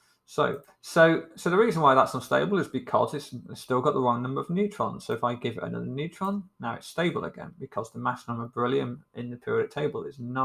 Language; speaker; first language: English; native; English